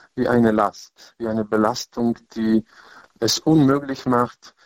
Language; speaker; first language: German; non-native, fluent; Polish